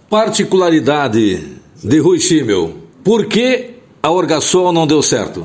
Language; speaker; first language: Portuguese; native; Portuguese